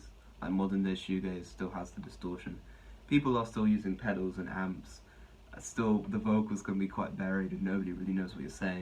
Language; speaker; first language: English; native; English